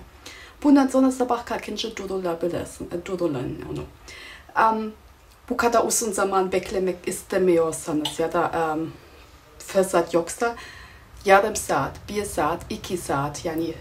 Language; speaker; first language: Turkish; non-native, fluent; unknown